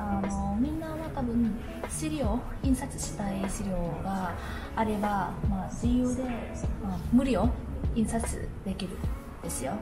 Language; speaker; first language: Japanese; non-native, learner; Vietnamese